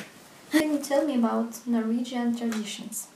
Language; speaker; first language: English; non-native, learner; Russian